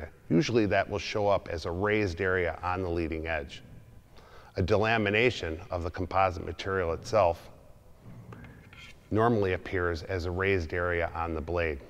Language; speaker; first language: English; native; English